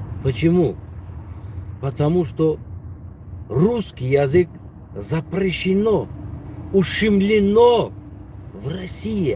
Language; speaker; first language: Russian; non-native, local second language; Tajik